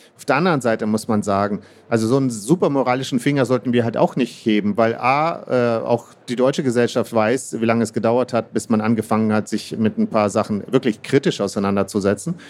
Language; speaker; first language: German; early bilingual, other home language; Russian